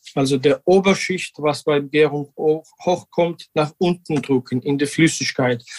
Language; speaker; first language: German; non-native, fluent; Georgian